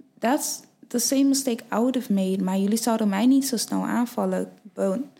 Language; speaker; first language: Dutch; early bilingual, other home language; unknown